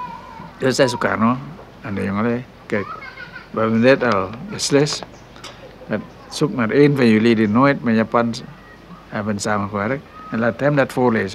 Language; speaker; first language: Dutch; non-native, local second language; Minangkabau